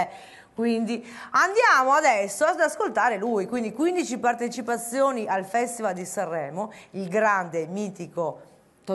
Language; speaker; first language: Italian; native; Italian